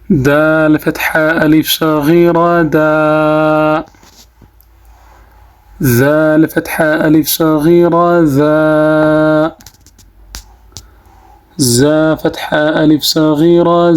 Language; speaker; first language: Arabic; non-native, fluent; Amharic